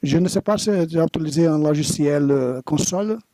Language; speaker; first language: French; non-native, learner; Portuguese